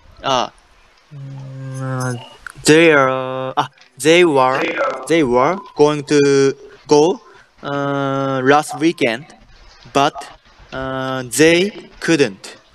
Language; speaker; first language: English; non-native, learner; Japanese